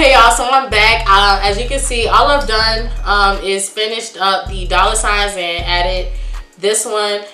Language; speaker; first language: English; native; English